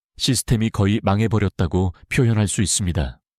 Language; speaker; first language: Korean; non-native, fluent; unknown